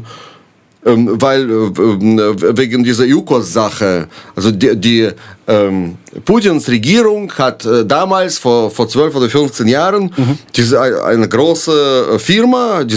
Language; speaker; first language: German; non-native, fluent; Russian